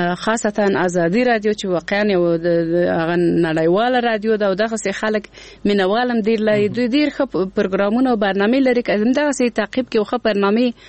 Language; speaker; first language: Pashto; non-native, local second language; Persian